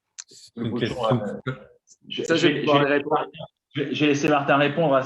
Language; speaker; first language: French; native; French